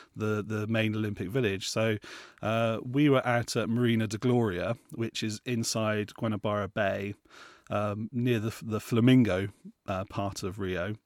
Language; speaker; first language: English; native; English